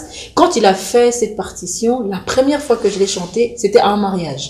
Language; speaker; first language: French; non-native, local second language; Lingala